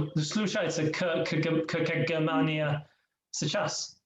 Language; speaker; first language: Russian; non-native, learner; English